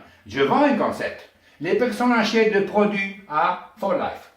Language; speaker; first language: French; non-native, learner; Spanish